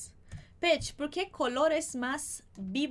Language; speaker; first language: Spanish; non-native, fluent; Portuguese